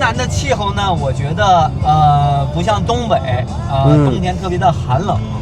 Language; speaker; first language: Chinese; native; Chinese